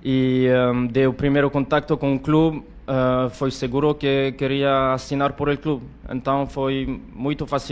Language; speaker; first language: Portuguese; non-native, learner; French